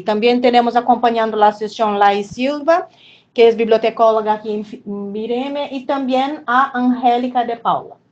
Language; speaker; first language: Spanish; non-native, fluent; Portuguese